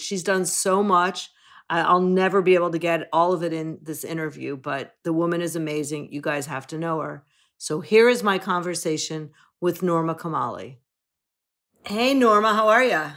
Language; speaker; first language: English; native; English